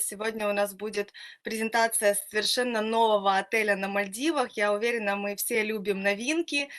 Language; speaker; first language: Russian; native; Russian